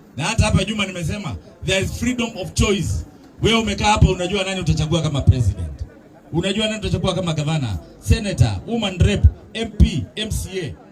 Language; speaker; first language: Swahili; non-native, local second language; Kamba